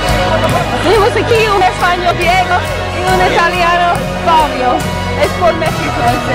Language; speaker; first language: Spanish; non-native, learner; English